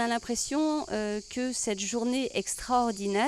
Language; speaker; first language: French; native; French